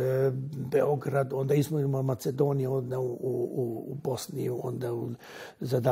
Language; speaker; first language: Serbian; non-native, local second language; Hungarian